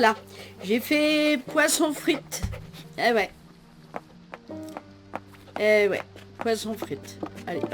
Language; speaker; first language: French; native; French